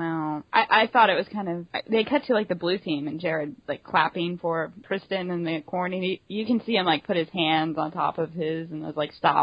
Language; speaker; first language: English; native; English